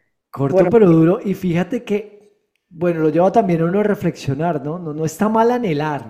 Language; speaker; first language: Spanish; native; Spanish